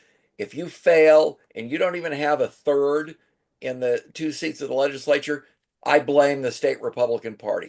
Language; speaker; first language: English; native; English